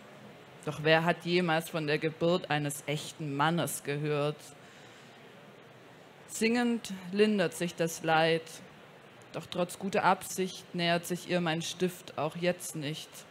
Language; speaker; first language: German; native; German